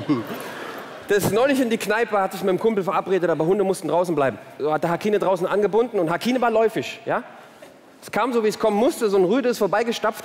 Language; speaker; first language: German; early bilingual, other home language; Turkish